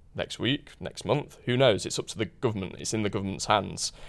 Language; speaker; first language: English; native; English